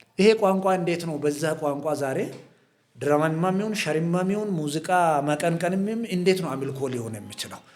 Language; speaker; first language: Amharic; non-native, local second language; Hadiyya